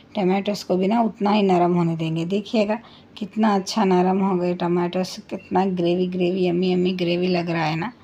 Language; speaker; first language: Hindi; non-native, local second language; Urdu